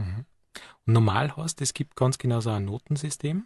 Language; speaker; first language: German; native; German